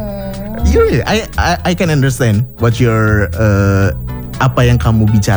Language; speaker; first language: English; non-native, learner; Indonesian